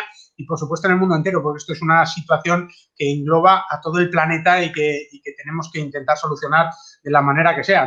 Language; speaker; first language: Spanish; native; Spanish